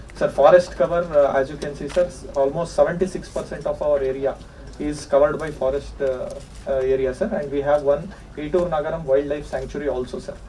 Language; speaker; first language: English; non-native, local second language; Telugu